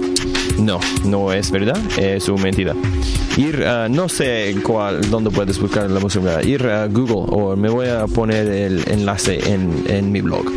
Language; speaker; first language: Spanish; non-native, learner; English